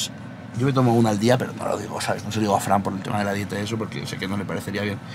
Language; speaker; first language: Spanish; native; Spanish